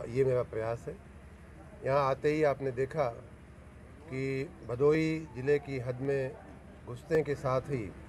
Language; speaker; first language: Hindi; native; Hindi